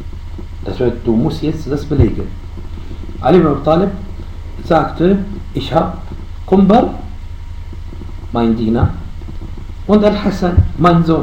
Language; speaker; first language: German; non-native, fluent; Arabic